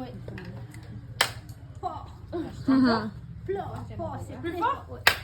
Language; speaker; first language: French; non-native, learner; Indonesian